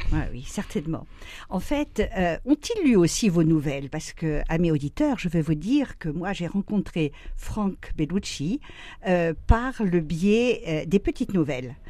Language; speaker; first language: French; native; French